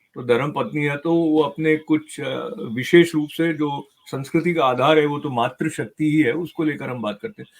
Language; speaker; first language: Hindi; native; Hindi